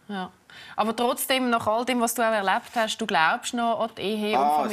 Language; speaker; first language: German; native; German